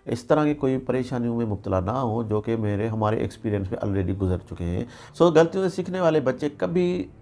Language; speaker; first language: Urdu; non-native, local second language; Sindhi